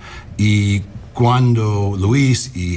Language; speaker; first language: Spanish; early bilingual, heritage; English